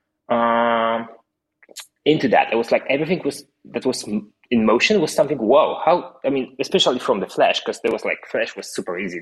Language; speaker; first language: English; non-native, fluent; Polish